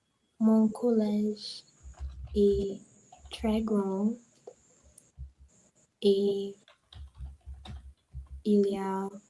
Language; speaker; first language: French; non-native, learner; English